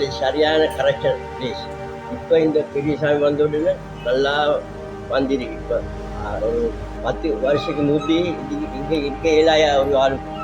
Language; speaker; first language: Tamil; non-native, local second language; Sinhala